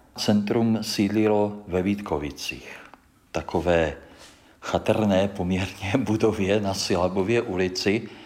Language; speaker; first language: Czech; native; Czech